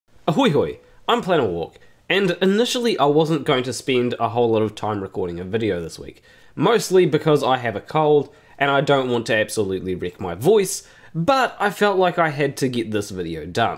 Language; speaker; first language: English; native; English